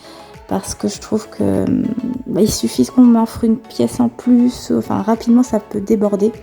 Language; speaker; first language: French; native; French